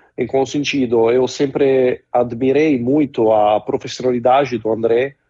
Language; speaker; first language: Portuguese; non-native, fluent; Italian